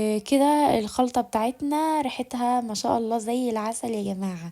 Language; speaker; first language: Arabic; native; Arabic